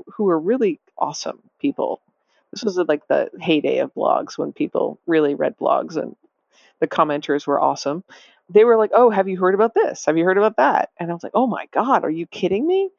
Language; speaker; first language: English; native; English